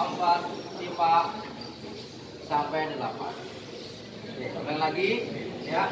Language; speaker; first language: Indonesian; native; Indonesian